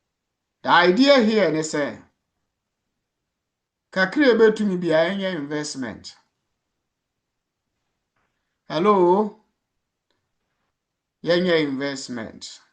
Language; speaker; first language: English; non-native, local second language; Akan